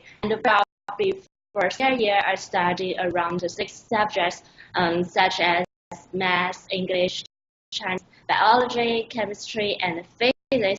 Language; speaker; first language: English; non-native, learner; Chinese